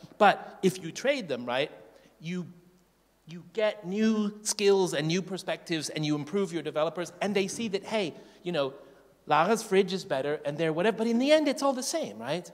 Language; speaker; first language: English; native; English